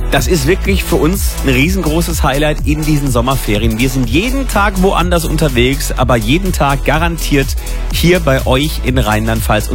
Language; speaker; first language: German; native; German